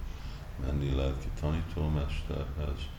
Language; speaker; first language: Hungarian; early bilingual, heritage; Hungarian